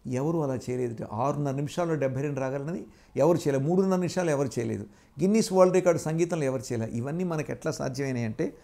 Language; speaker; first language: Telugu; native; Telugu